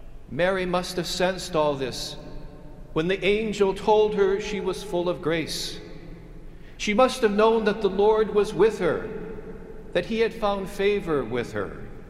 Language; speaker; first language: English; native; English